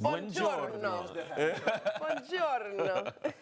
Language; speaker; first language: Italian; non-native, learner; English